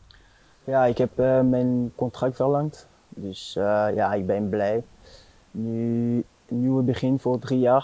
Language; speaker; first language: Dutch; non-native, fluent; French